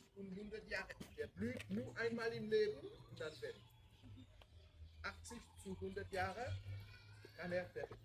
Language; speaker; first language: German; non-native, learner; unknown